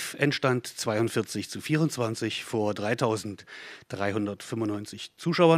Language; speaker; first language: German; native; German